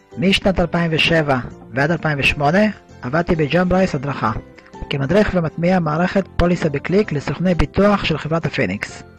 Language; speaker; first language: Hebrew; early bilingual, other home language; Russian